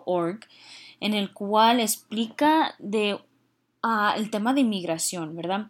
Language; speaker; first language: Spanish; early bilingual, heritage; Spanish